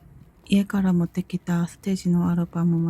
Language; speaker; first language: Japanese; non-native, fluent; Korean